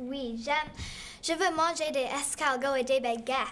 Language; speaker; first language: French; non-native, learner; English